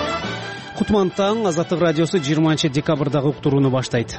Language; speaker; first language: Kyrgyz; native; Kyrgyz